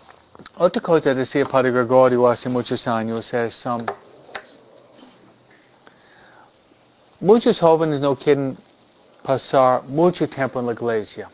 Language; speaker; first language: Spanish; non-native, fluent; English